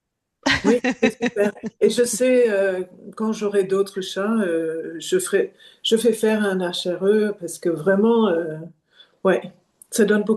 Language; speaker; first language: French; non-native, fluent; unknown